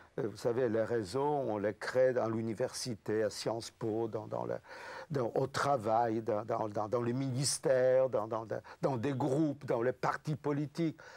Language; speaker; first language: French; non-native, fluent; Yiddish